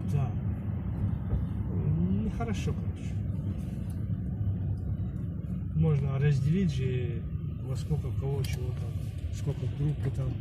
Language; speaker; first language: Russian; non-native, learner; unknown